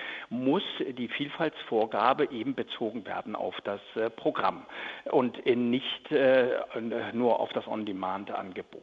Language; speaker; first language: German; native; German